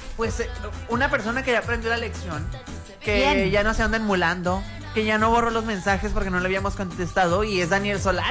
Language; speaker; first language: Spanish; native; Spanish